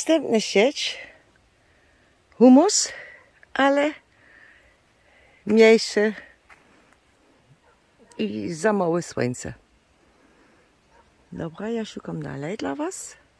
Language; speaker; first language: Polish; non-native, learner; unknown